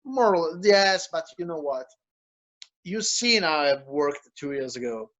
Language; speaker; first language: English; non-native, fluent; Italian